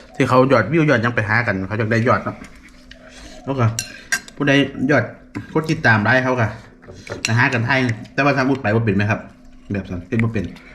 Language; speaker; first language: Thai; native; Thai